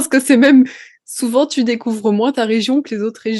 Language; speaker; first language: French; native; French